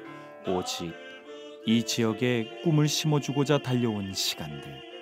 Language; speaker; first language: Korean; native; Korean